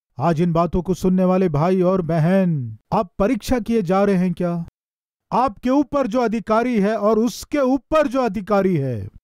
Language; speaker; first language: Hindi; non-native, local second language; Telugu